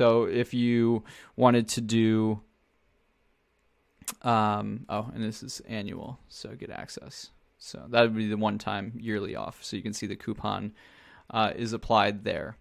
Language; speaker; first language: English; native; English